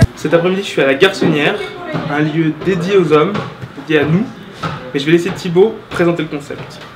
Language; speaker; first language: French; native; French